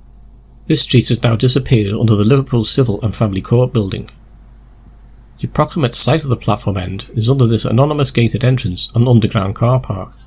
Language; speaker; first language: English; native; English